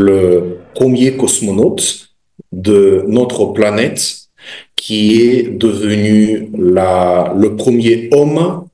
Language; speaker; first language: French; non-native, fluent; Russian